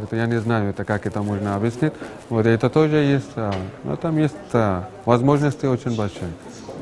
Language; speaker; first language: Russian; non-native, fluent; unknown